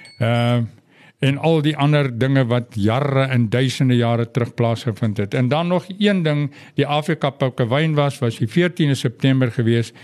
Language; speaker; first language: Afrikaans; non-native, local second language; English